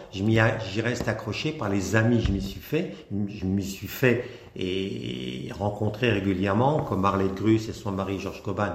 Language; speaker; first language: French; native; French